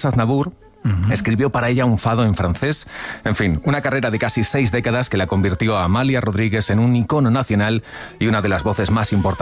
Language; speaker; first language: Spanish; native; Spanish